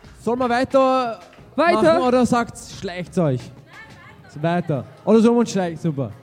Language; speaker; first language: German; early bilingual, other home language; Turkish